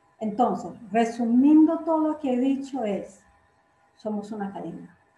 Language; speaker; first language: Spanish; non-native, fluent; Portuguese